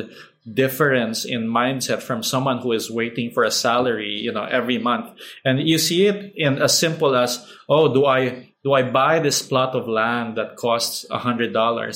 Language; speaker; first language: English; non-native, local second language; Filipino